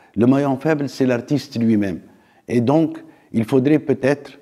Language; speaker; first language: French; non-native, local second language; Arabic